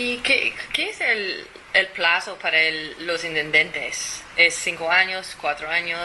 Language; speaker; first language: Spanish; non-native, fluent; English